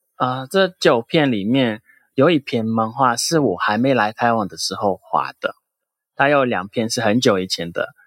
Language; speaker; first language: Chinese; non-native, fluent; Portuguese